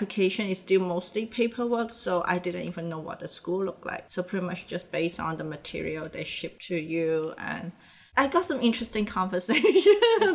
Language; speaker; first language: English; non-native, local second language; Cantonese